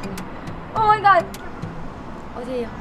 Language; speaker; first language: Korean; non-native, learner; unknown